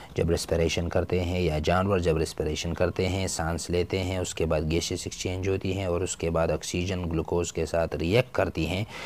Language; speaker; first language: Urdu; non-native, local second language; Pashto